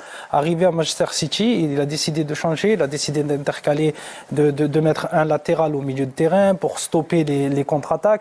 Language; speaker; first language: French; native; French